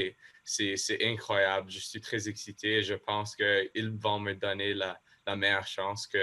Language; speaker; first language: French; non-native, local second language; English